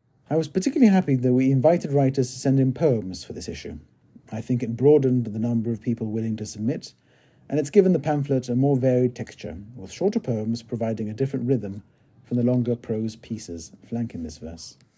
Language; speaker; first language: English; native; English